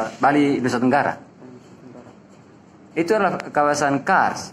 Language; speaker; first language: Indonesian; native; Indonesian